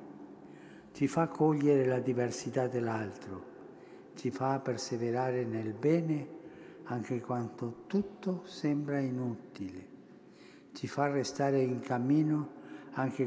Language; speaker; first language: Italian; early bilingual, heritage; Spanish